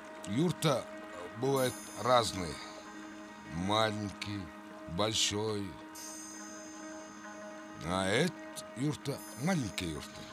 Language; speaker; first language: Russian; non-native, learner; Mongolian